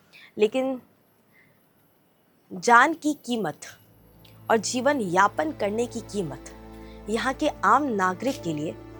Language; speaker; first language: Hindi; native; Hindi